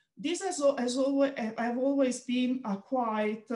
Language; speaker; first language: English; non-native, fluent; Italian